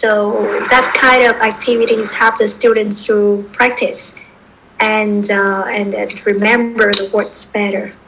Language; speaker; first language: English; non-native, fluent; Vietnamese